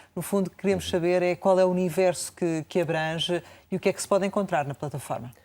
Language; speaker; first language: Portuguese; native; Portuguese